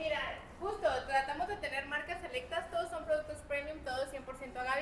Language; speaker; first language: Spanish; native; Spanish